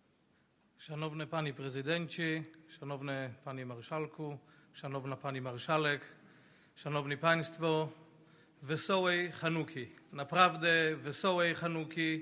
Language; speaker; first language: Polish; non-native, fluent; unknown